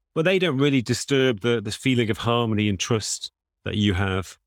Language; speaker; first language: English; native; English